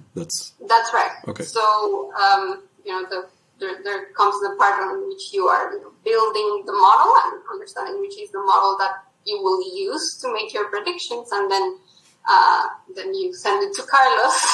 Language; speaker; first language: English; non-native, fluent; Spanish